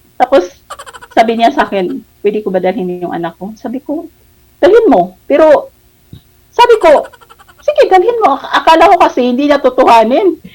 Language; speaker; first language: Filipino; non-native, local second language; Cebuano